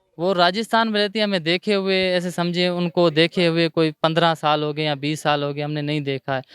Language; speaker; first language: Urdu; non-native, local second language; Sindhi